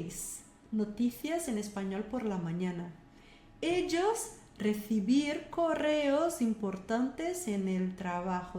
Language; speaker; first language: Spanish; non-native, fluent; Portuguese